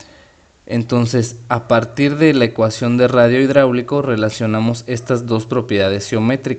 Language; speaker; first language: Spanish; native; Spanish